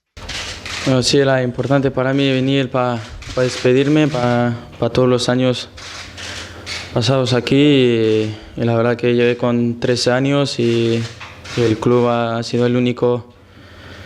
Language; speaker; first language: Spanish; non-native, fluent; French